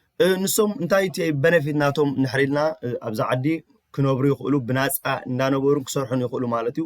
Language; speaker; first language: Tigrinya; early bilingual, heritage; Tigrinya